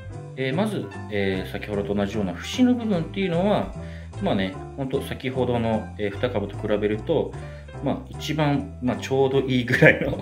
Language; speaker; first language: Japanese; native; Japanese